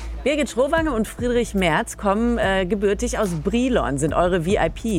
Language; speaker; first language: German; native; German